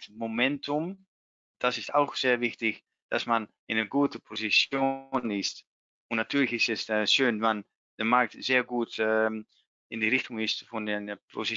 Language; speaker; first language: German; non-native, learner; Dutch